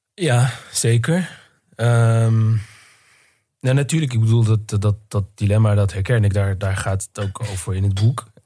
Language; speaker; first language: Dutch; early bilingual, other home language; Turkish